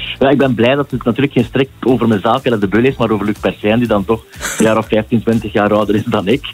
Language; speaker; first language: Dutch; native; Dutch